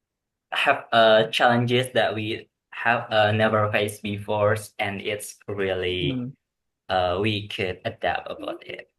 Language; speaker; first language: English; non-native, learner; Indonesian